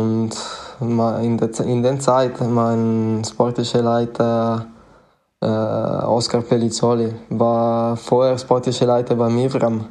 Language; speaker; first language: German; non-native, fluent; Italian